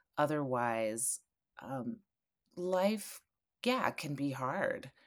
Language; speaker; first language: English; native; English